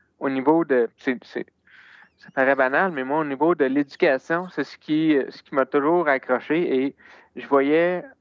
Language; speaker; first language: French; native; French